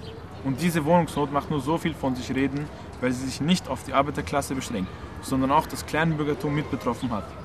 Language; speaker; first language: German; native; German